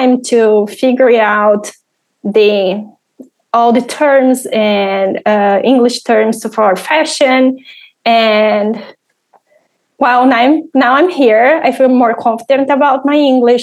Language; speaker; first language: English; non-native, fluent; Portuguese